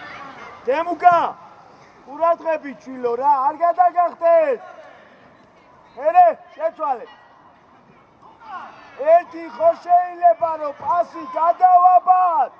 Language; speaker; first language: Georgian; native; Georgian